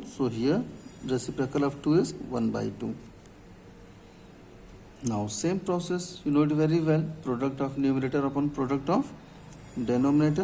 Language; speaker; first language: English; non-native, local second language; Hindi